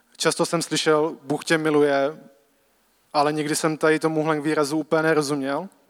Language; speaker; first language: Czech; native; Czech